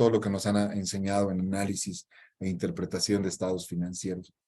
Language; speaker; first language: Spanish; native; Spanish